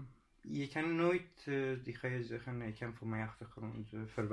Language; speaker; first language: Dutch; non-native, learner; Persian